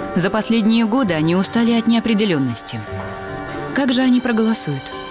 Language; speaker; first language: Russian; native; Russian